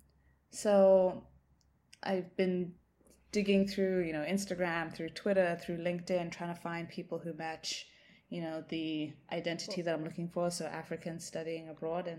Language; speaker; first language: English; non-native, local second language; Tswana